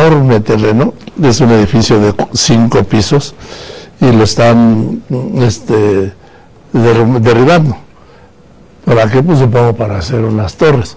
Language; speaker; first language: Spanish; native; Spanish